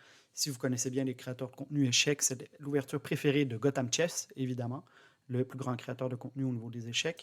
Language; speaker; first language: French; native; French